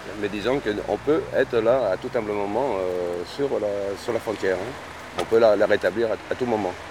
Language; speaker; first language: French; native; French